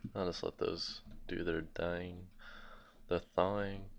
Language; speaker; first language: English; native; English